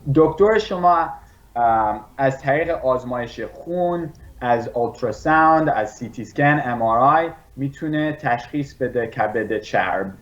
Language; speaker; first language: Persian; early bilingual, other home language; English